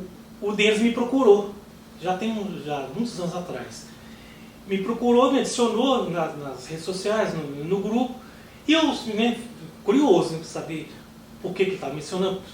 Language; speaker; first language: Portuguese; native; Portuguese